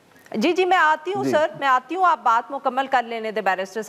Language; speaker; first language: Urdu; native; Urdu